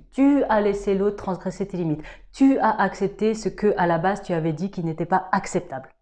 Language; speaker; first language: French; native; French